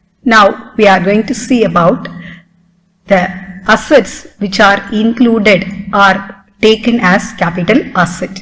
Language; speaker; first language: English; non-native, local second language; Tamil